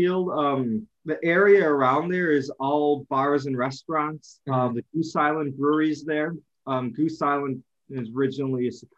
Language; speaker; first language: English; native; English